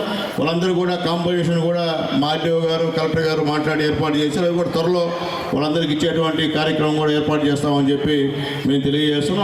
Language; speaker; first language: Telugu; native; Telugu